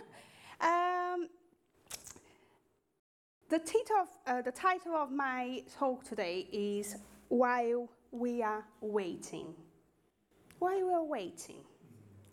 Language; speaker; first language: English; non-native, fluent; Portuguese